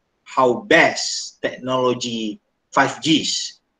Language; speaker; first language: English; non-native, local second language; Malay